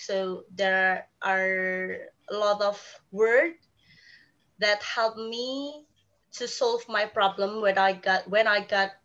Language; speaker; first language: English; non-native, learner; Indonesian